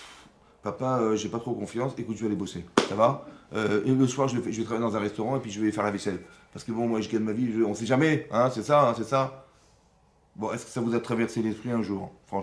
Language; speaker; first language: French; native; French